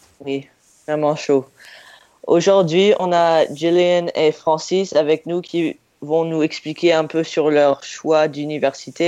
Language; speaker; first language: French; non-native, learner; English